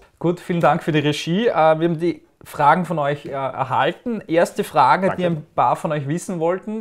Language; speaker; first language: German; native; German